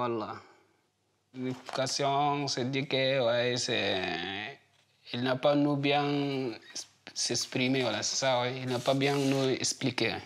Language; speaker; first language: French; non-native, learner; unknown